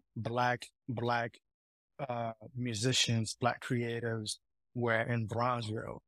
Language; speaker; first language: English; early bilingual, heritage; Italian